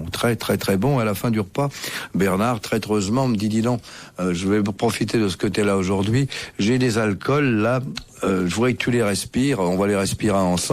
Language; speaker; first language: French; native; French